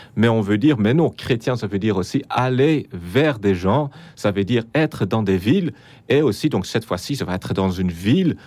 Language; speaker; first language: French; non-native, fluent; Dutch